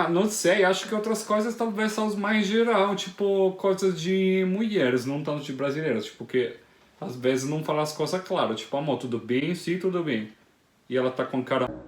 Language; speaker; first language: Portuguese; non-native, fluent; Italian